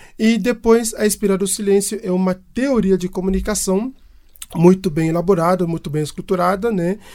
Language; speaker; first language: Portuguese; non-native, fluent; French